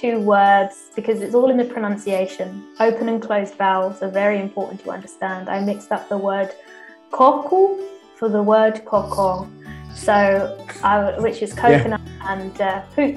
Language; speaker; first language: English; native; English